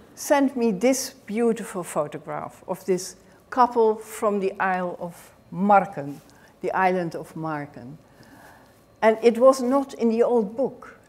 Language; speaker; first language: English; non-native, fluent; Dutch